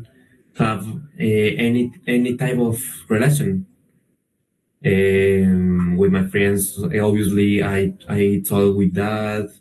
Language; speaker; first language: English; non-native, learner; Spanish